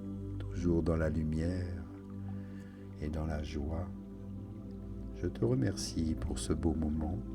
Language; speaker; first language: French; native; French